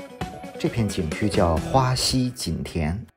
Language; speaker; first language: Chinese; native; Chinese